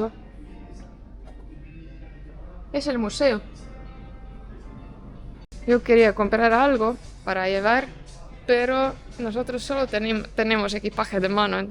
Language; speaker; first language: Spanish; non-native, fluent; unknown